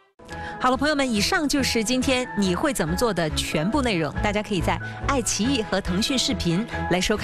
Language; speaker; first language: Chinese; native; Chinese